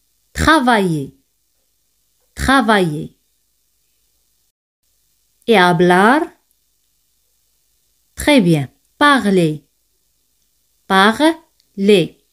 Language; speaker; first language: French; non-native, fluent; Spanish